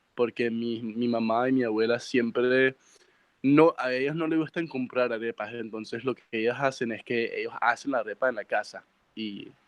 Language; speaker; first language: Spanish; early bilingual, heritage; Spanish